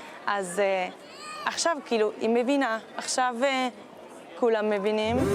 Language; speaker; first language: Hebrew; non-native, fluent; German